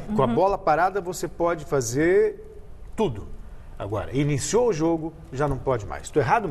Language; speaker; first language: Portuguese; native; Portuguese